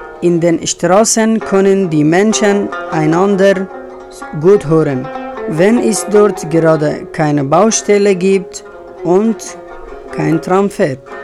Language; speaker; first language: German; non-native, fluent; Persian